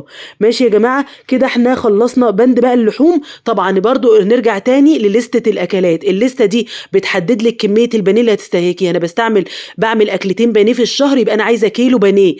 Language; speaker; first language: Arabic; native; Arabic